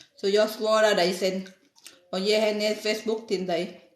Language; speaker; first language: Swedish; non-native, learner; Thai